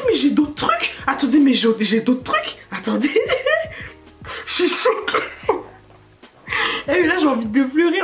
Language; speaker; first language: French; native; French